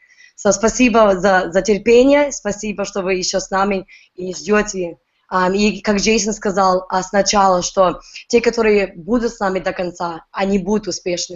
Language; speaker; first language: Russian; early bilingual, heritage; Russian